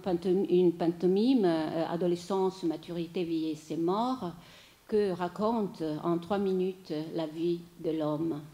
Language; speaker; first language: French; non-native, fluent; Italian